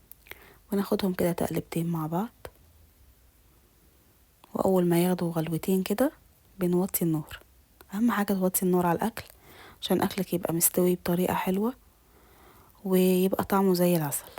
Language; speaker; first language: Arabic; native; Arabic